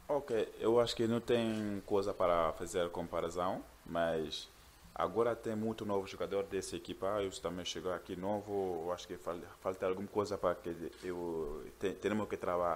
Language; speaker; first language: Portuguese; non-native, learner; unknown